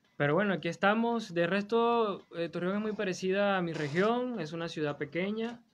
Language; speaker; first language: Spanish; native; Spanish